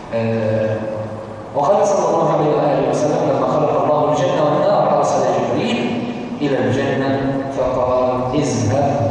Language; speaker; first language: Arabic; native; Arabic